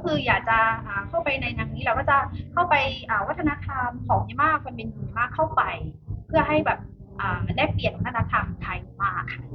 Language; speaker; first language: Thai; non-native, fluent; Burmese